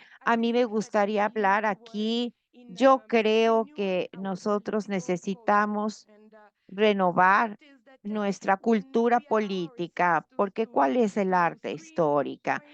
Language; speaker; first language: Spanish; non-native, fluent; Portuguese